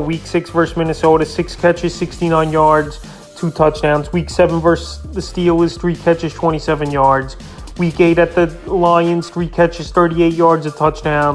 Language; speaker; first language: English; native; English